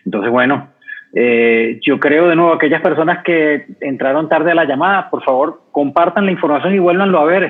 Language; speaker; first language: Spanish; native; Spanish